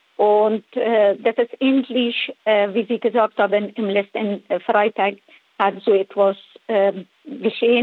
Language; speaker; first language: German; non-native, fluent; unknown